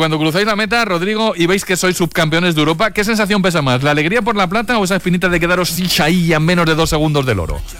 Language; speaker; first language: Spanish; native; Spanish